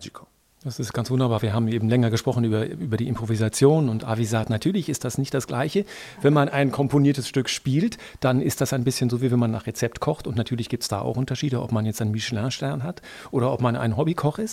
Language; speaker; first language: German; native; German